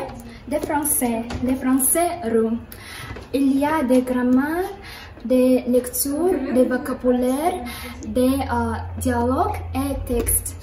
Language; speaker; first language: French; non-native, learner; Russian